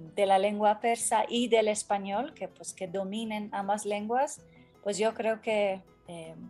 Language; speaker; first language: Spanish; non-native, fluent; Persian